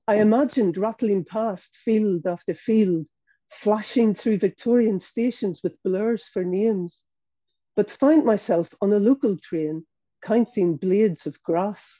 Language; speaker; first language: English; native; English